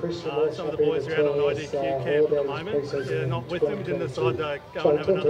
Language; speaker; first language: English; native; English